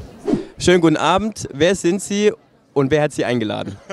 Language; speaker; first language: German; native; German